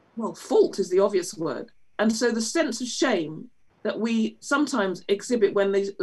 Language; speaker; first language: English; native; English